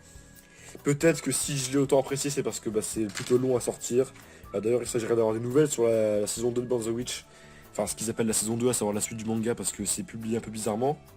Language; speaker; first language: French; native; French